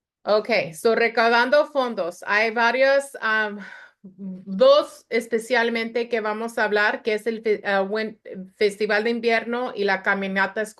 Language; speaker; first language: Spanish; early bilingual, other home language; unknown